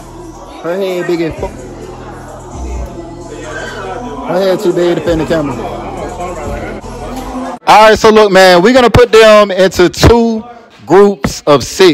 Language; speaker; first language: English; native; English